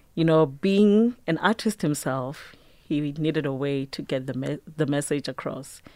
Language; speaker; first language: English; non-native, local second language; Tswana